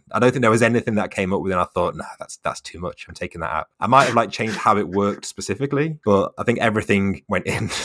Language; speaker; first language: English; native; English